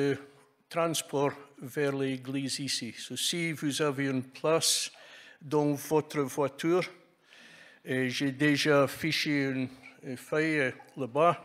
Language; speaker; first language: French; non-native, fluent; English